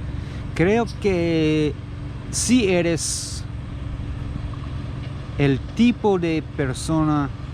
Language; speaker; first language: Spanish; non-native, learner; English